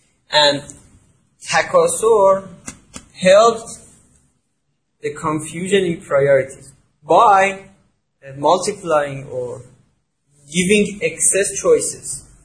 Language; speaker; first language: English; non-native, fluent; Persian